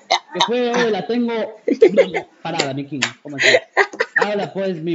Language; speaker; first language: Spanish; native; Spanish